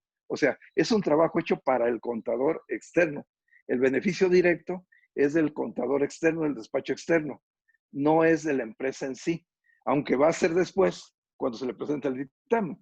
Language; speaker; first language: Spanish; native; Spanish